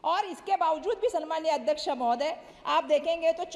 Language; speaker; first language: Hindi; non-native, local second language; Marathi